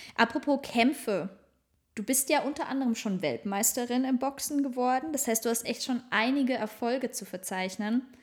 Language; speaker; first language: German; native; German